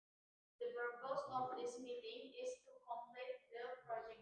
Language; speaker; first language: English; non-native, learner; Indonesian